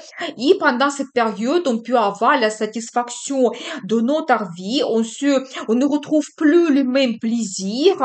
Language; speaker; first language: French; non-native, fluent; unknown